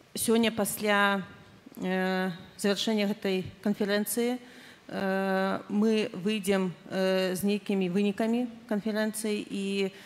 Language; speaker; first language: Belarusian; non-native, local second language; Russian